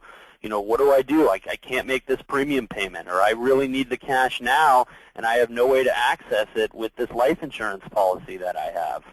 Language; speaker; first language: English; native; English